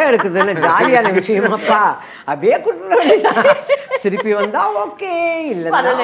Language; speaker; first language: Tamil; native; Tamil